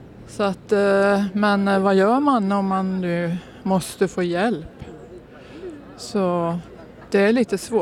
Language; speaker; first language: Swedish; native; Swedish